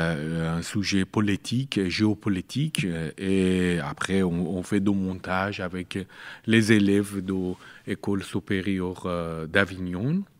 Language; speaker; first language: French; non-native, learner; Persian